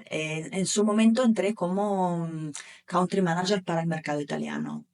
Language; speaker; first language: Spanish; non-native, fluent; Italian